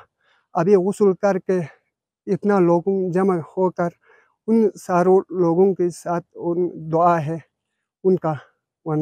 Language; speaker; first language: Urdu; non-native, local second language; Balti